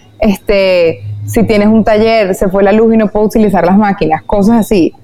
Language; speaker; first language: Spanish; native; Spanish